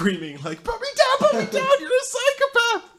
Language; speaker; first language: English; native; English